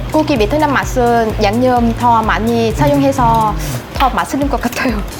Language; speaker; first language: Korean; non-native, fluent; Vietnamese